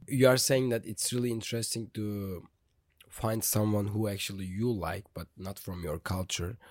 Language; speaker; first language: English; non-native, fluent; Turkish